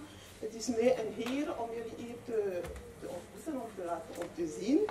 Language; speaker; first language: Dutch; non-native, fluent; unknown